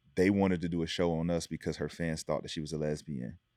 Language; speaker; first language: English; native; English